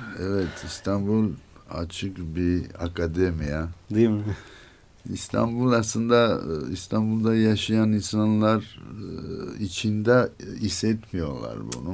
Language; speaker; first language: Turkish; non-native, learner; Armenian